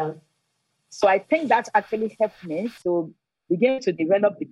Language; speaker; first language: English; non-native, local second language; Yoruba